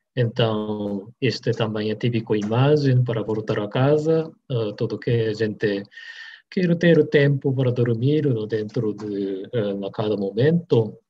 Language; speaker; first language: Portuguese; non-native, learner; Japanese